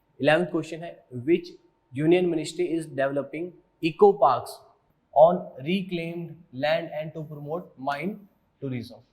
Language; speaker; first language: Hindi; native; Hindi